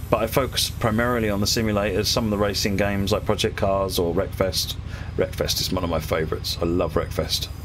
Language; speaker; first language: English; native; English